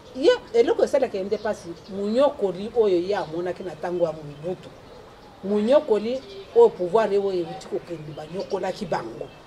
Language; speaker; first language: Lingala; non-native, local second language; Luba-Lulua